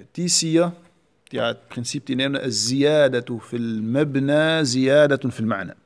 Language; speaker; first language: Danish; non-native, fluent; Arabic